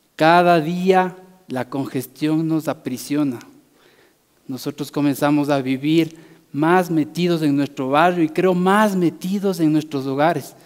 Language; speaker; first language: Spanish; native; Spanish